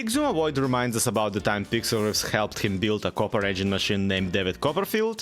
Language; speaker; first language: English; native; English